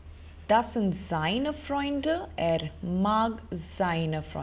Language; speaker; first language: German; non-native, fluent; Hindi